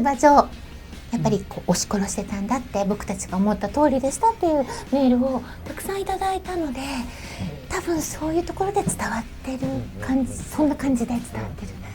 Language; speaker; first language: Japanese; native; Japanese